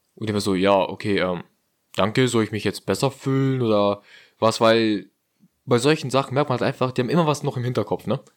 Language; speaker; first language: German; early bilingual, other home language; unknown